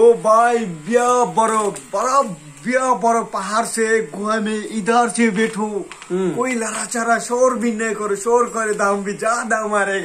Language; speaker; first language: Hindi; non-native, learner; Bangla